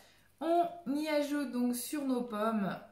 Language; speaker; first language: French; native; French